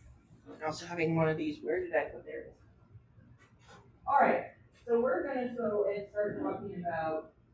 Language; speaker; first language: English; native; English